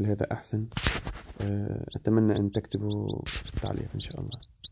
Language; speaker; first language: Arabic; early bilingual, heritage; Arabic